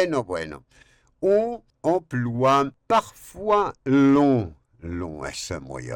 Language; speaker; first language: French; non-native, fluent; Spanish